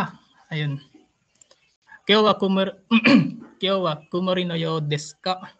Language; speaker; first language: Japanese; non-native, learner; Filipino